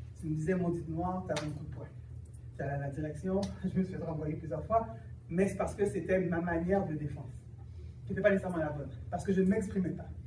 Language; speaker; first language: French; early bilingual, other home language; Haitian Creole